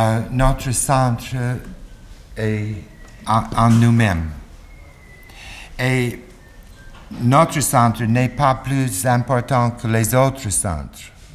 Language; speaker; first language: French; non-native, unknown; English